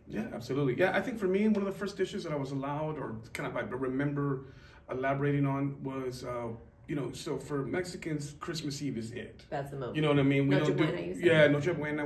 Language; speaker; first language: English; native; English